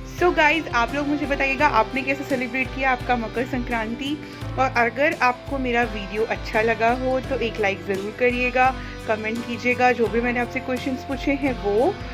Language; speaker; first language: Hindi; non-native, local second language; Telugu